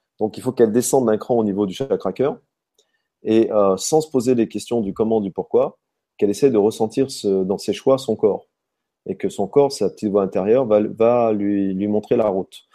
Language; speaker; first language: French; native; French